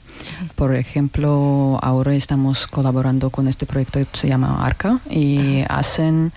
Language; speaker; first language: Spanish; non-native, learner; Russian